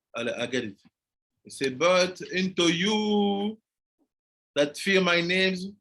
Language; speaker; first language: English; non-native, fluent; French